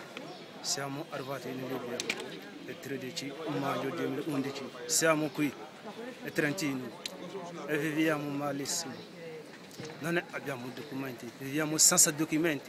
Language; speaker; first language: Italian; non-native, learner; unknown